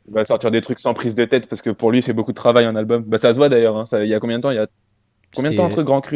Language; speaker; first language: French; native; French